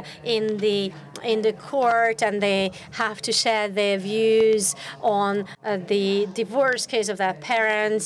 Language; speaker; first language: English; non-native, fluent; Hungarian